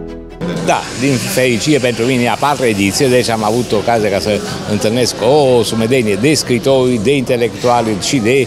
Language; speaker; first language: Romanian; non-native, fluent; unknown